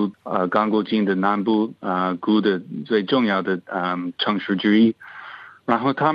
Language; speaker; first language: Chinese; non-native, fluent; English